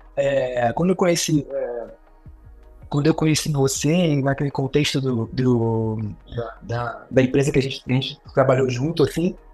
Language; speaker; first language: Portuguese; native; Portuguese